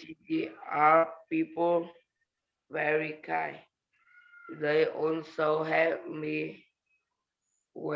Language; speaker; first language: English; non-native, learner; Vietnamese